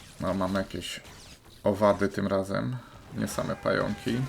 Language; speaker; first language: Polish; native; Polish